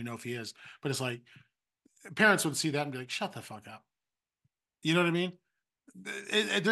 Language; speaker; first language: English; native; English